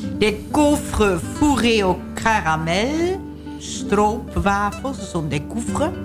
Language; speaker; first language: French; non-native, learner; Dutch